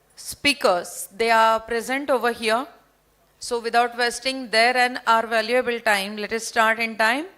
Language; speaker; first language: English; non-native, local second language; Marathi